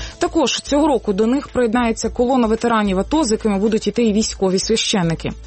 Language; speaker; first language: Ukrainian; native; Ukrainian